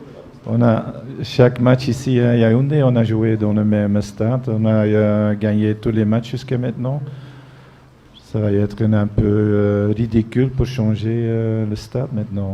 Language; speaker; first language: French; non-native, fluent; Dutch